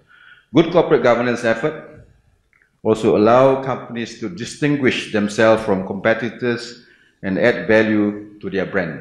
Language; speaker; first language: English; non-native, local second language; Malay